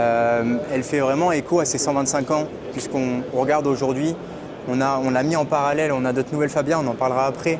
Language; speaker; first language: French; native; French